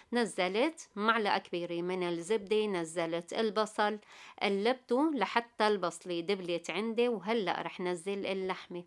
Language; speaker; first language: Arabic; native; Arabic